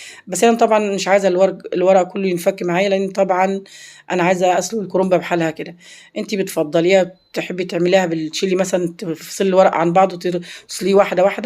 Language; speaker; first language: Arabic; native; Arabic